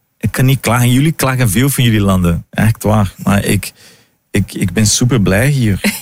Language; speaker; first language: Dutch; non-native, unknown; Portuguese